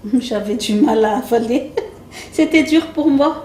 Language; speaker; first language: French; non-native, local second language; Malagasy